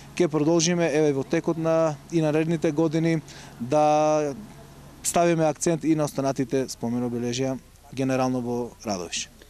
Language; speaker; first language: Macedonian; native; Macedonian